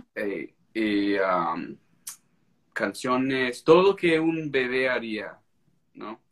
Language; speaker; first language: Spanish; non-native, fluent; English